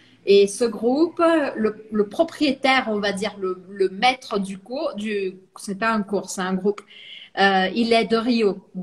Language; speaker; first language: French; non-native, fluent; Portuguese